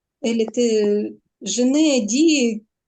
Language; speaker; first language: French; non-native, learner; Ukrainian